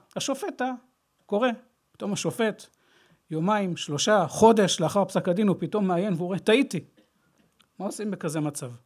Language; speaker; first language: Hebrew; native; Hebrew